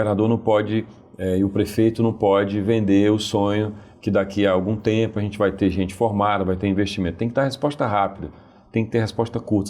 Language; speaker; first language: Portuguese; native; Portuguese